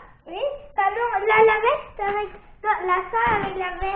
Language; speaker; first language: French; native; French